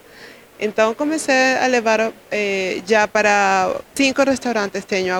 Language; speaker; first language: Portuguese; non-native, learner; Spanish